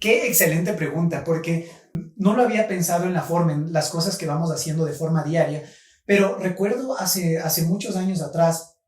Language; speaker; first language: Spanish; native; Spanish